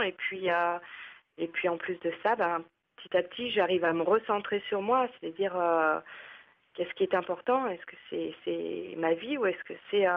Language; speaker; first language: French; native; French